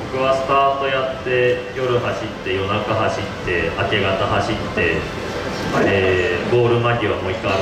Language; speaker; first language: Japanese; native; Japanese